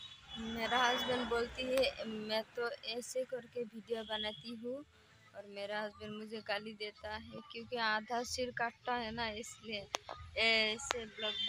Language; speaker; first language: Hindi; non-native, local second language; Bangla